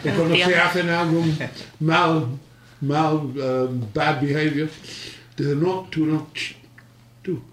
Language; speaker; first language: Spanish; non-native, learner; English